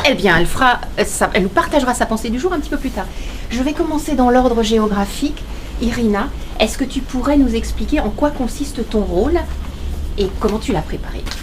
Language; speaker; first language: French; native; French